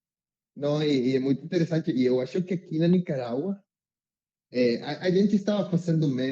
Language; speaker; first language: Portuguese; non-native, learner; Spanish